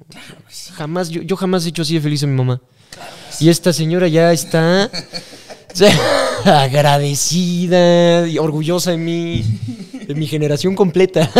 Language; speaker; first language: Spanish; native; Spanish